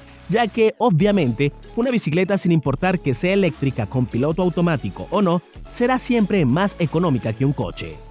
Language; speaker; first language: Spanish; native; Spanish